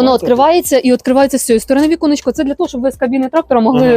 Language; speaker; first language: Ukrainian; native; Ukrainian